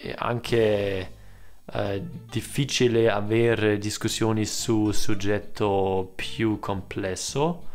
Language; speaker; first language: Italian; non-native, learner; German